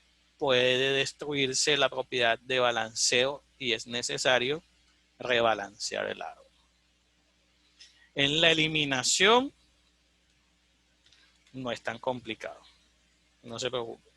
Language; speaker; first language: Spanish; native; Spanish